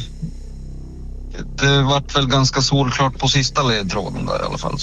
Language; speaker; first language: Swedish; native; Swedish